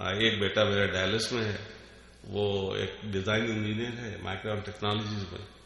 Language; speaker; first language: Urdu; native; Urdu